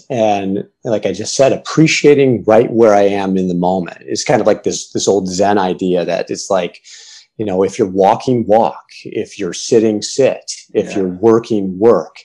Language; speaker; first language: English; native; English